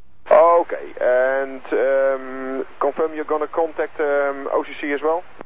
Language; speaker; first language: English; non-native, fluent; Dutch